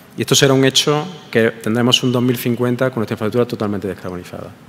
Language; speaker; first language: Spanish; native; Spanish